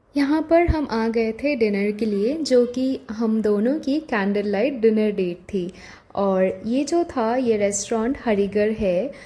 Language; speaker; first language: Hindi; non-native, local second language; Bangla